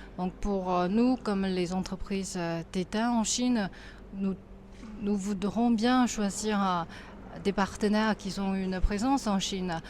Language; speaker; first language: French; non-native, fluent; Chinese